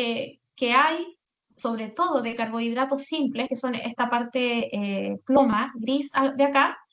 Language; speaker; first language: Spanish; native; Spanish